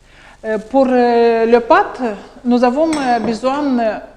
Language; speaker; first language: French; non-native, learner; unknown